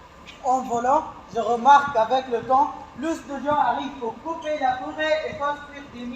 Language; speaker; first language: French; non-native, learner; Arabic